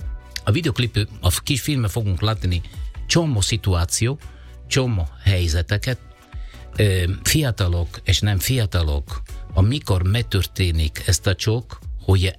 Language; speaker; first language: Hungarian; non-native, learner; Italian